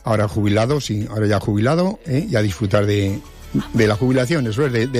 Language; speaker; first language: Spanish; native; Spanish